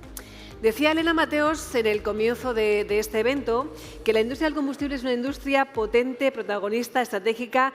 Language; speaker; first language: Spanish; native; Spanish